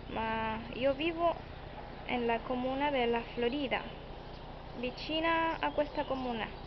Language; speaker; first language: Italian; non-native, learner; Spanish